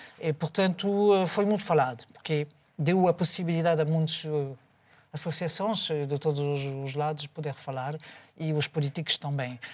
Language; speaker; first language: Portuguese; non-native, fluent; French